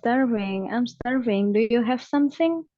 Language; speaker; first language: English; non-native, learner; Indonesian